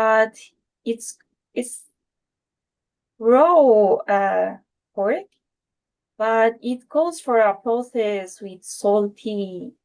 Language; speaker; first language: English; non-native, fluent; Spanish